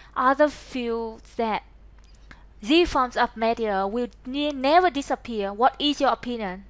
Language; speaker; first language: English; non-native, learner; Vietnamese